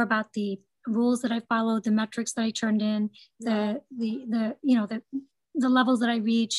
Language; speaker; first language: English; non-native, local second language; Gujarati